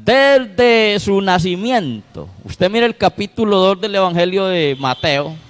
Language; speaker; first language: Spanish; native; Spanish